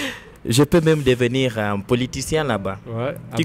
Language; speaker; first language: French; non-native, learner; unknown